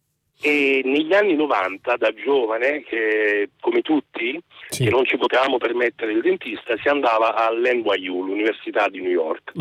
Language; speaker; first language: Italian; native; Italian